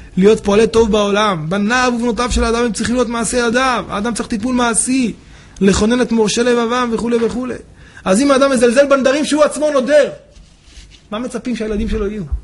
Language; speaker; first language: Hebrew; native; Hebrew